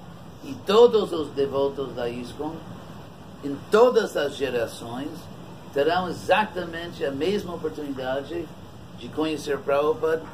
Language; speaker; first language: Portuguese; non-native, fluent; English